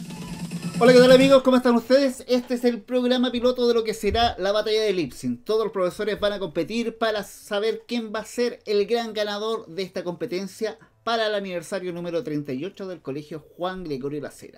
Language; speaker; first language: Spanish; native; Spanish